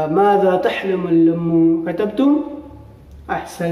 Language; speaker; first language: Arabic; non-native, fluent; Malayalam